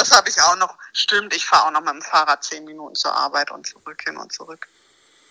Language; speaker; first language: German; native; German